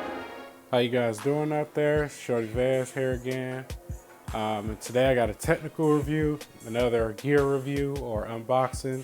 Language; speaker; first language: English; native; English